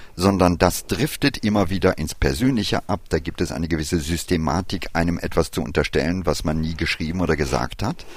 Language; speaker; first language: German; early bilingual, other home language; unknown